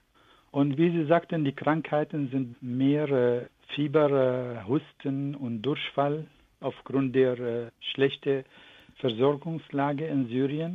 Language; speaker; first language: German; non-native, fluent; Arabic